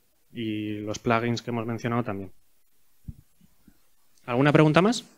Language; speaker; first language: Spanish; native; Spanish